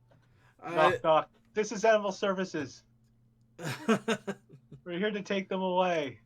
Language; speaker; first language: English; native; English